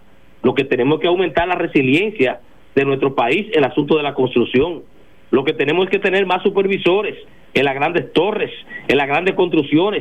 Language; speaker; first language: Spanish; native; Spanish